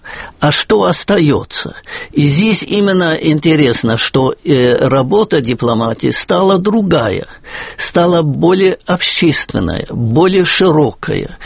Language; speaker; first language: Russian; non-native, fluent; German